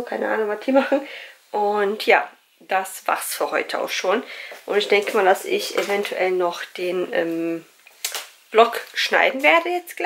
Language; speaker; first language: German; native; German